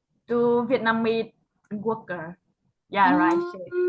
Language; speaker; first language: English; non-native, learner; Vietnamese